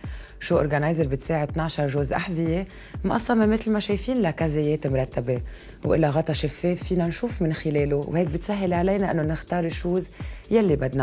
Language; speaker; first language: Arabic; native; Arabic